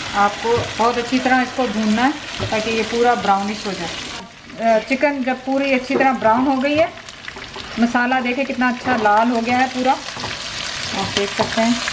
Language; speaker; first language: Urdu; native; Urdu